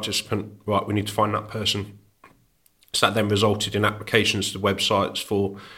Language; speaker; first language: English; native; English